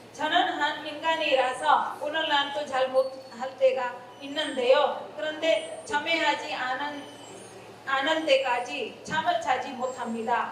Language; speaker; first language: Korean; non-native, learner; Hindi